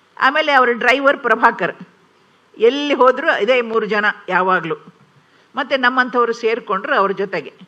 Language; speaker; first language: Kannada; non-native, local second language; Konkani